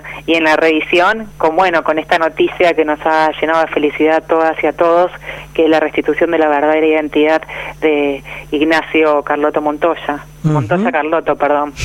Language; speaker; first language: Spanish; native; Spanish